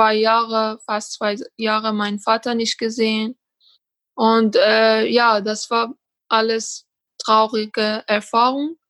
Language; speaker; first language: German; non-native, learner; Persian